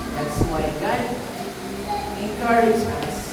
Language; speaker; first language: English; non-native, local second language; Filipino